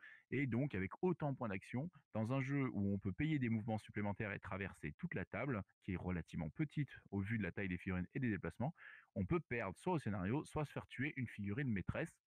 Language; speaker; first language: French; native; French